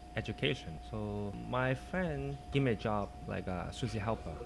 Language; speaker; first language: English; non-native, local second language; Cantonese